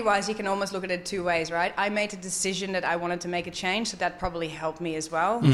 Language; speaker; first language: English; non-native, fluent; Dutch